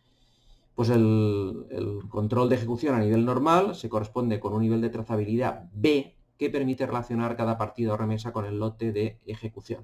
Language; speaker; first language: Spanish; native; Spanish